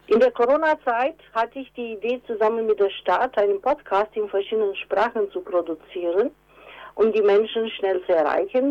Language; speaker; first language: German; non-native, fluent; Romanian